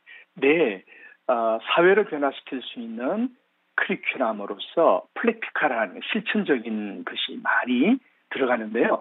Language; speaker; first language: Korean; native; Korean